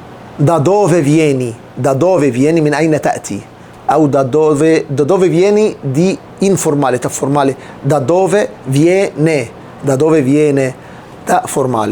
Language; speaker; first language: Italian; non-native, fluent; Arabic